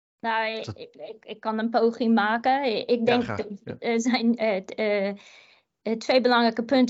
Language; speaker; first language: Dutch; non-native, fluent; English